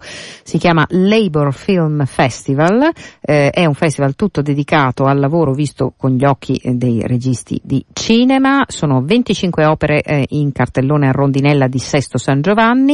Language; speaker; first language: Italian; native; Italian